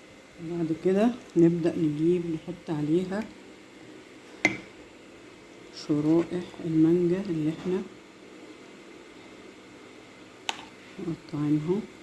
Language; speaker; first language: Arabic; native; Arabic